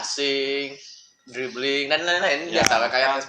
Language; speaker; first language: Indonesian; non-native, local second language; Sundanese